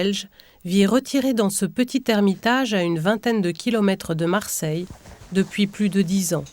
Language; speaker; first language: French; native; French